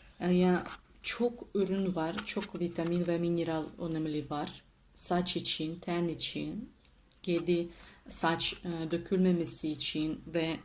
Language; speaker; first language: Turkish; non-native, learner; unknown